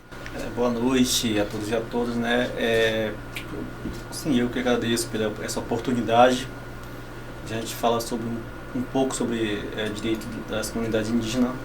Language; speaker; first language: Portuguese; non-native, local second language; Kayapó